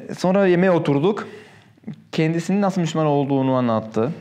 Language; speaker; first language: Turkish; non-native, fluent; Spanish